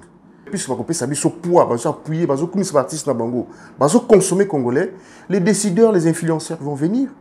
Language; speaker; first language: French; non-native, local second language; Lingala